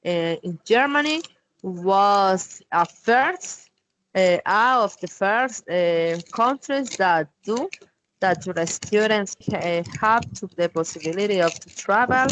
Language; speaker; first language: English; non-native, learner; Spanish